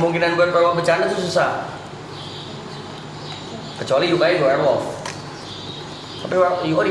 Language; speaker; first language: Indonesian; native; Indonesian